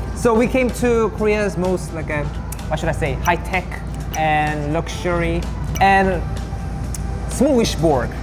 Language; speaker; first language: English; non-native, fluent; Korean